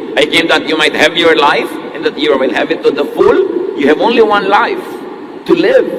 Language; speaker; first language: English; non-native, local second language; Filipino